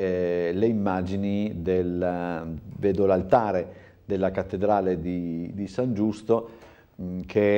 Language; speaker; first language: Italian; native; Italian